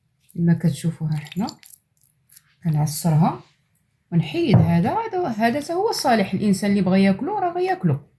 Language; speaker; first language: Arabic; native; Arabic